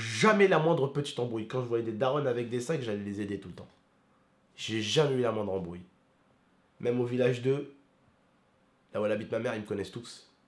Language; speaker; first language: French; early bilingual, other home language; Arabic